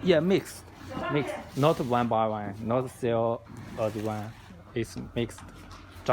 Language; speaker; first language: English; non-native, learner; Chinese